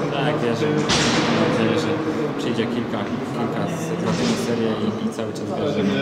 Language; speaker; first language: Polish; native; Polish